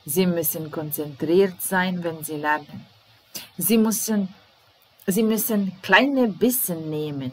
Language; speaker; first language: German; non-native, fluent; Serbian